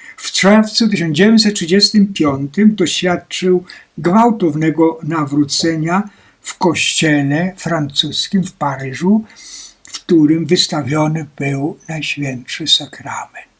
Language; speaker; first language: Polish; native; Polish